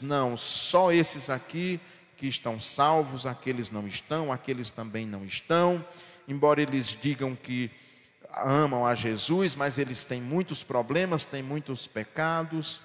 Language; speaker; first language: Portuguese; native; Portuguese